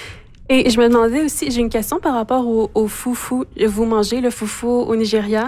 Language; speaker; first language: French; native; French